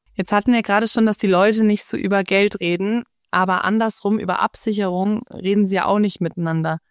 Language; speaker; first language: German; native; German